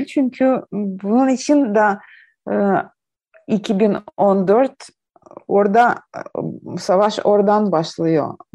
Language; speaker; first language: Turkish; non-native, learner; Ukrainian